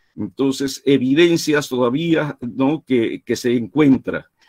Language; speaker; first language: Spanish; native; Spanish